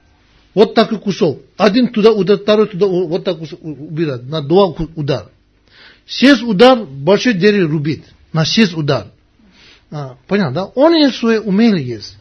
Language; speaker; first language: Russian; non-native, learner; Tibetan